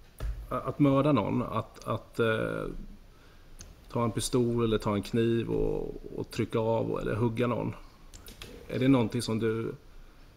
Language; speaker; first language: Swedish; native; Swedish